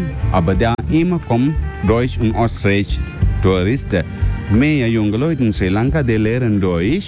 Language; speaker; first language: German; non-native, learner; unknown